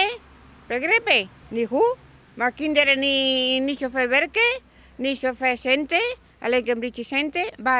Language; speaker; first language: Dutch; non-native, learner; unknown